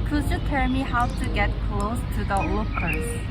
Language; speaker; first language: English; non-native, learner; Korean